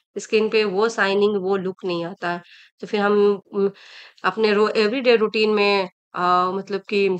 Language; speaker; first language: Hindi; native; Hindi